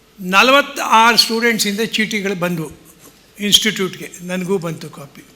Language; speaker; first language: Kannada; early bilingual, heritage; Kannada